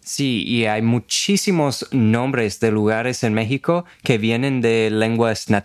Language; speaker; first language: Spanish; non-native, fluent; English